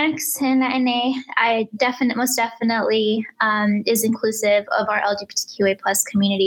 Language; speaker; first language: English; early bilingual, other home language; Spanish